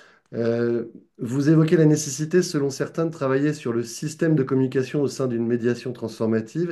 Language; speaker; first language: French; native; French